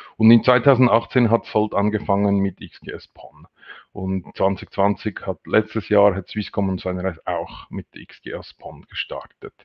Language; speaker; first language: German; non-native, local second language; French